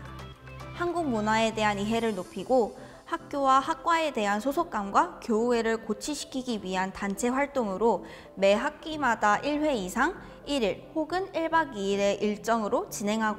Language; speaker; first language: Korean; native; Korean